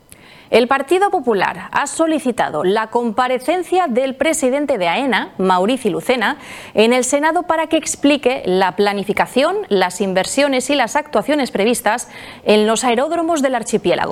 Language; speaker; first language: Spanish; native; Spanish